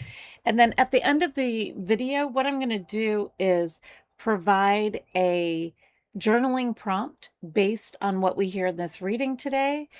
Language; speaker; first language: English; native; English